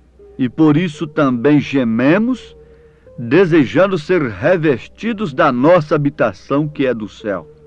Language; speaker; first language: Portuguese; native; Portuguese